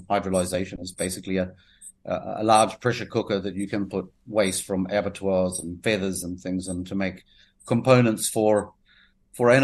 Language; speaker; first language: English; native; English